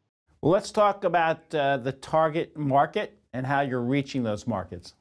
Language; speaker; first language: English; native; English